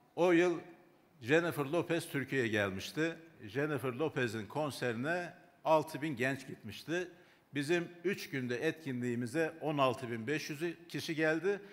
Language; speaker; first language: Turkish; native; Turkish